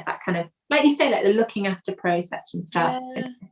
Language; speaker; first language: English; native; English